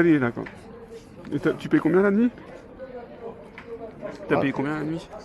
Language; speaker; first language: French; native; French